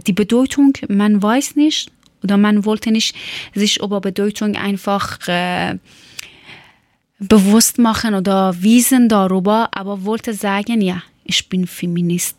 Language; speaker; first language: German; non-native, learner; Persian